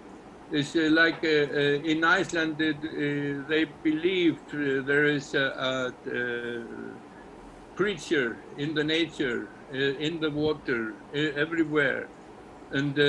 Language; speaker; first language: English; non-native, learner; Icelandic